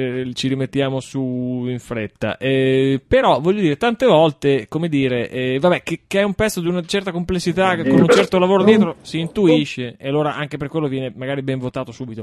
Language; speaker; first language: Italian; native; Italian